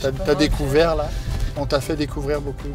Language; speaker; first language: French; native; French